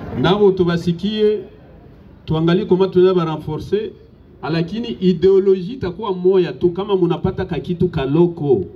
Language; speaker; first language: Swahili; native; Swahili